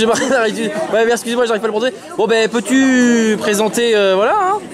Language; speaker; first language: French; native; French